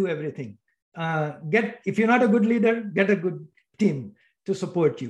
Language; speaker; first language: English; non-native, local second language; Gujarati